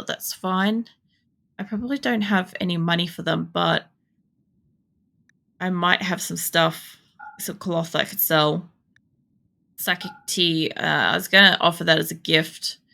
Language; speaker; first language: English; native; English